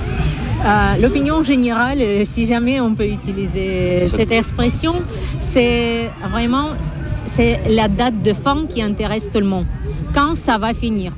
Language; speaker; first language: French; non-native, fluent; Russian